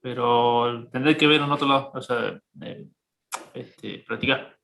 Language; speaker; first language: Spanish; native; Spanish